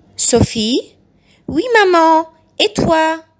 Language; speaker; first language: French; non-native, fluent; Arabic